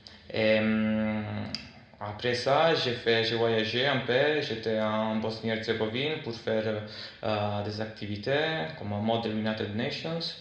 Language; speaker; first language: French; non-native, fluent; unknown